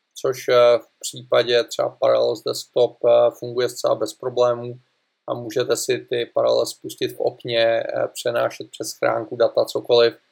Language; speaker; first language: Czech; native; Czech